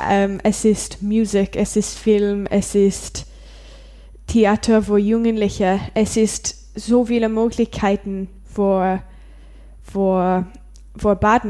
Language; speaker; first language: German; non-native, learner; English